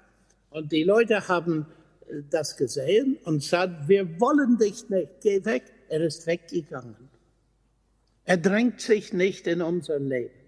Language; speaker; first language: German; non-native, fluent; English